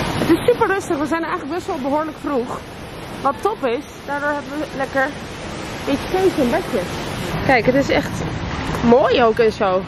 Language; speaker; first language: Dutch; early bilingual, other home language; Russian